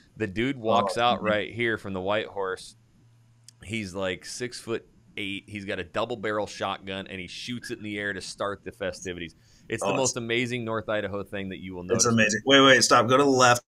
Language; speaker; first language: English; native; English